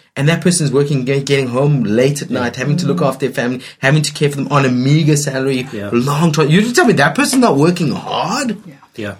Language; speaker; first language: English; native; English